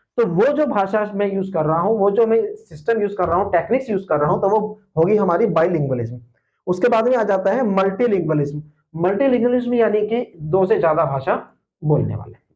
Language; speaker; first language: Hindi; native; Hindi